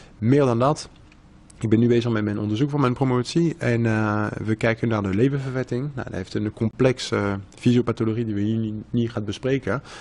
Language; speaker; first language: Dutch; non-native, fluent; French